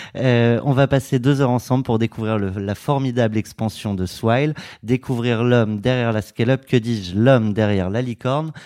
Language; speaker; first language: French; native; French